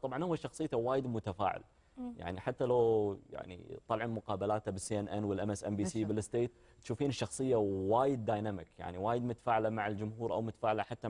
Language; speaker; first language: Arabic; native; Arabic